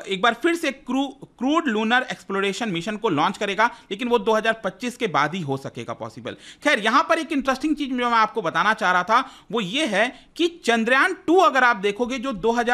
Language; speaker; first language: Hindi; native; Hindi